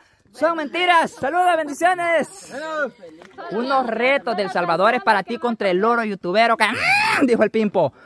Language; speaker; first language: Spanish; native; Spanish